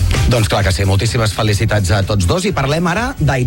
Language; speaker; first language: Catalan; native; Catalan